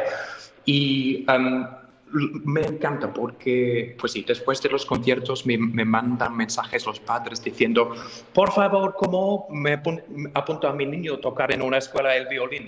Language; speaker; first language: Spanish; non-native, fluent; English